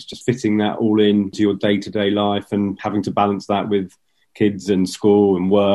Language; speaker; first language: English; native; English